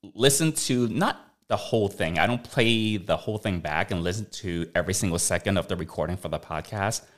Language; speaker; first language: English; early bilingual, other home language; Cantonese